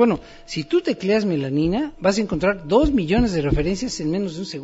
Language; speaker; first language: Spanish; native; Spanish